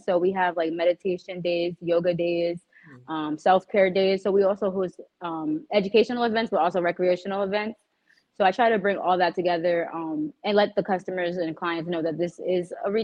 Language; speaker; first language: English; native; English